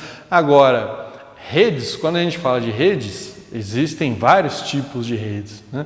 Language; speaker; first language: Portuguese; native; Portuguese